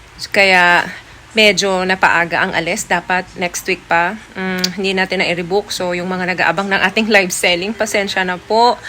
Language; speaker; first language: Filipino; non-native, local second language; Cebuano